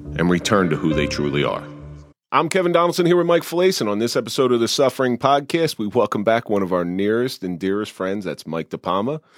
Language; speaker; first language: English; native; English